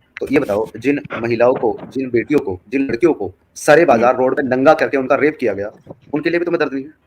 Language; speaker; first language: Urdu; native; Urdu